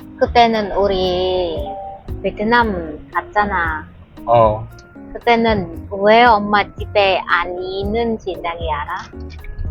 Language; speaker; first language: Korean; non-native, learner; Vietnamese